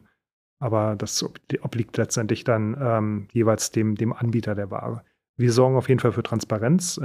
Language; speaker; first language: German; native; German